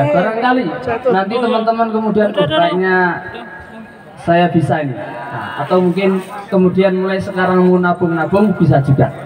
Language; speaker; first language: Indonesian; non-native, local second language; Javanese